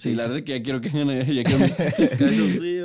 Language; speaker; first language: Spanish; native; Spanish